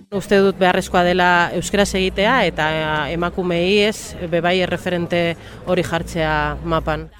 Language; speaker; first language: Basque; non-native, local second language; Spanish